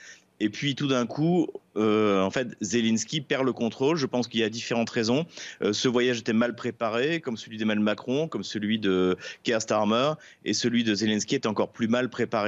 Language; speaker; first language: French; native; French